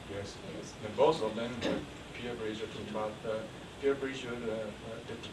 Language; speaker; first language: English; non-native, learner; Chinese